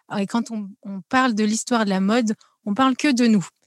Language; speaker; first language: French; native; French